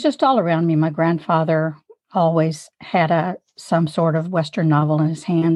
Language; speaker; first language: English; native; English